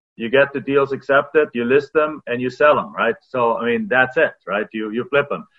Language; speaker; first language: English; non-native, fluent; German